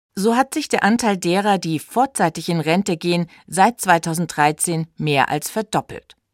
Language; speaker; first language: German; native; German